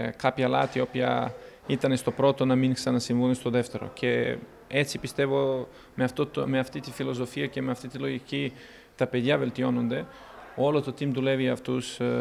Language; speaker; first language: Greek; non-native, fluent; Serbian